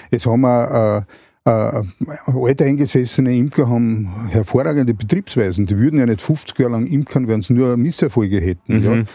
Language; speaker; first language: German; native; German